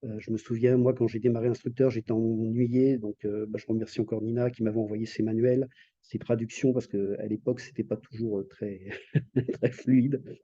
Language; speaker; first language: French; native; French